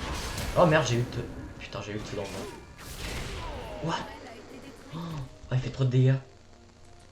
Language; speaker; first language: French; native; French